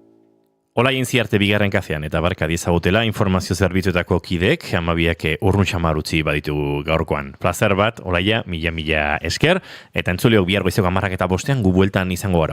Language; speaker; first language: Basque; native; Basque